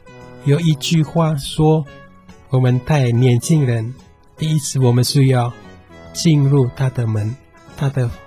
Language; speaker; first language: Chinese; non-native, fluent; Indonesian